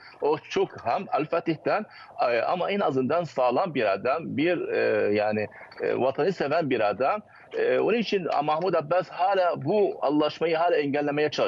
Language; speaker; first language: Turkish; non-native, fluent; Arabic